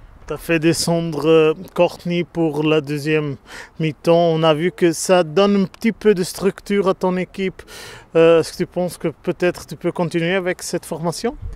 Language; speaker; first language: French; non-native, learner; German